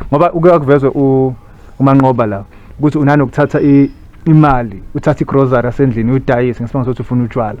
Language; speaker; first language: Zulu; native; Zulu